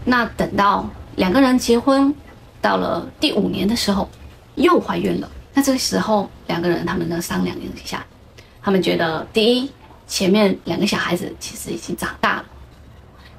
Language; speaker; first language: Chinese; native; Chinese